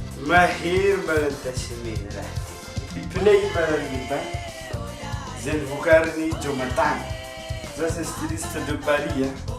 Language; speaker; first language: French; non-native, local second language; Malagasy